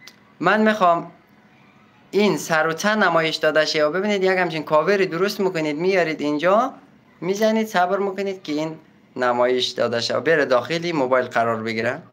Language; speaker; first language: Persian; native; Persian